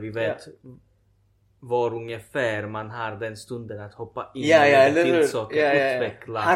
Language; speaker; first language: Swedish; early bilingual, other home language; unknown